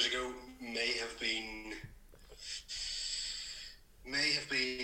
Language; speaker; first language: English; native; English